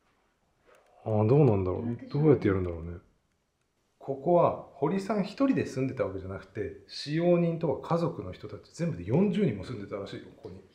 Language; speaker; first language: Japanese; native; Japanese